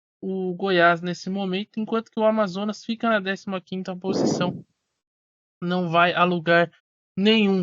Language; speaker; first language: Portuguese; native; Portuguese